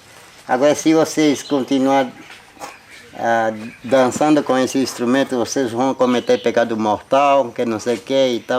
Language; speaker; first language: Portuguese; non-native, local second language; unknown